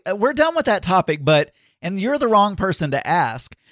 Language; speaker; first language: English; non-native, local second language; Filipino